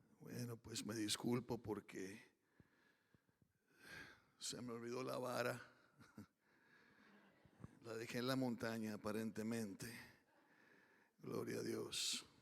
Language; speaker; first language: Spanish; early bilingual, heritage; Spanish